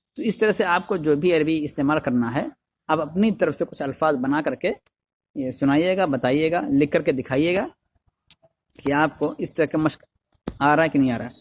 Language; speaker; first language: Urdu; native; Urdu